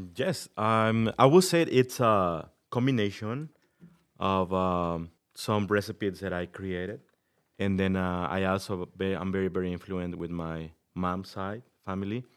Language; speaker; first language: English; non-native, fluent; Spanish